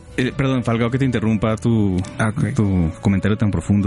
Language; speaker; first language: Spanish; native; Spanish